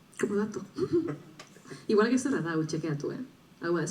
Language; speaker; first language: Basque; native; Basque